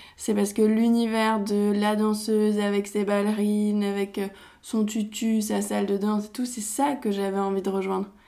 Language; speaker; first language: French; native; French